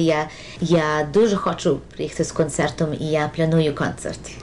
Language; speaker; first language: Ukrainian; early bilingual, heritage; Ukrainian